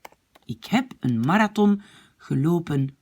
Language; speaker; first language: Dutch; non-native, fluent; French